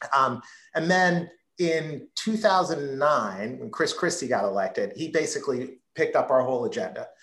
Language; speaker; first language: English; native; English